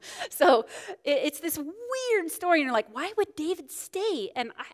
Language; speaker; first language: English; native; English